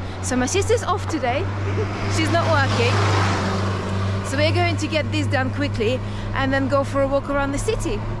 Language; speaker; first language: English; non-native, fluent; Russian